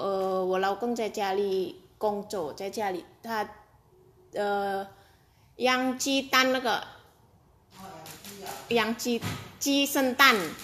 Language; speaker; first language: Chinese; non-native, fluent; Indonesian